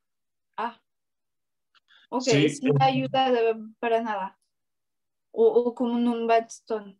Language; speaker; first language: Spanish; non-native, learner; French